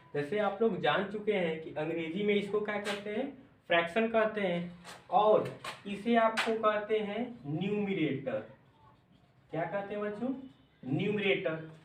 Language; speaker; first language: Hindi; native; Hindi